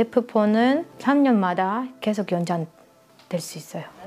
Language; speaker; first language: Korean; early bilingual, heritage; Korean